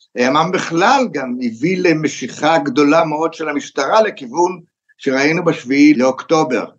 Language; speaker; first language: Hebrew; native; Hebrew